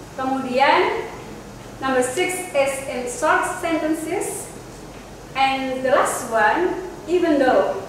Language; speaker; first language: English; non-native, fluent; Indonesian